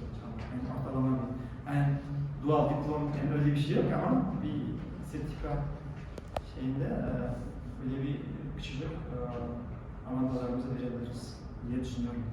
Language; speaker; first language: Turkish; non-native, learner; Kazakh